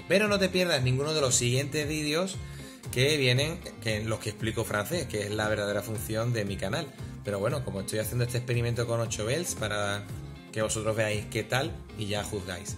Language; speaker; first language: Spanish; native; Spanish